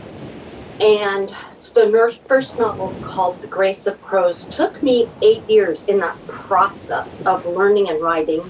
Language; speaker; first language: English; native; English